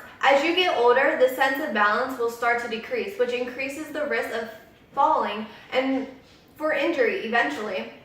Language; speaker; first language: English; native; English